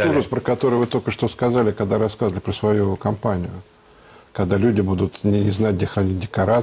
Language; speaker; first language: Russian; native; Russian